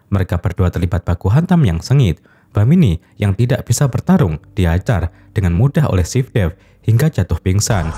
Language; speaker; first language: Indonesian; native; Indonesian